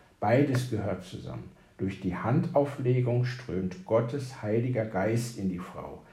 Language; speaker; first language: German; native; German